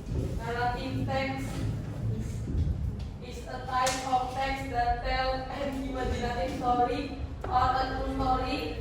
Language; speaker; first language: English; non-native, learner; Indonesian